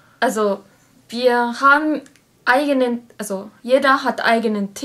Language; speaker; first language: German; non-native, learner; Japanese